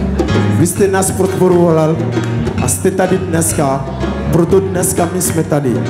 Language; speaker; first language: Czech; non-native, learner; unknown